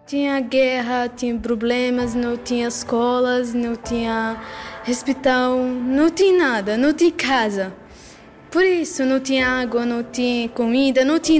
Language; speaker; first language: Portuguese; non-native, learner; Arabic